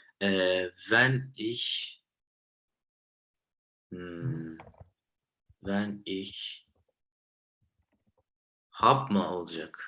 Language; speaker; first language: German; non-native, learner; Turkish